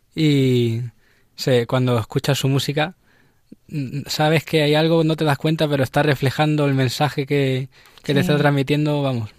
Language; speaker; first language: Spanish; native; Spanish